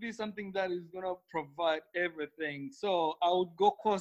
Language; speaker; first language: English; non-native, local second language; Kinyarwanda